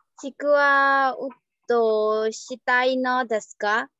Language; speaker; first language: Japanese; non-native, learner; Burmese